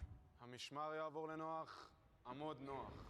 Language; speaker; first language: Hebrew; native; Hebrew